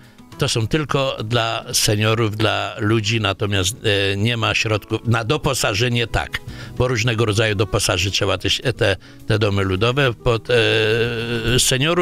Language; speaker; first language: Polish; native; Polish